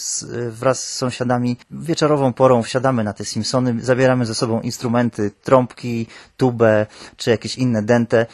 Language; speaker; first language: Polish; native; Polish